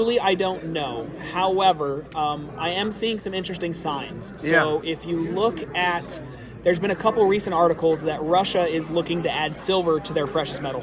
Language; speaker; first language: English; native; English